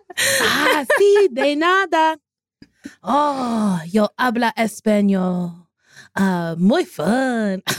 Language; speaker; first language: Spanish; non-native, learner; English